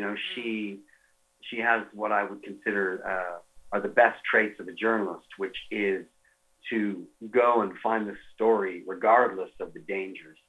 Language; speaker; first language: English; native; English